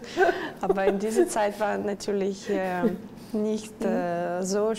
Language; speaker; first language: German; non-native, learner; Russian